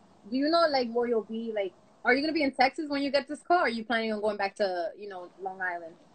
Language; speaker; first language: English; native; English